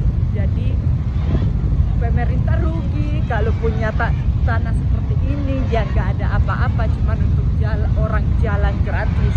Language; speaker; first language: Indonesian; non-native, fluent; Spanish